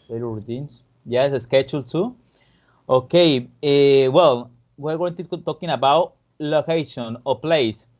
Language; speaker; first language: English; non-native, fluent; Spanish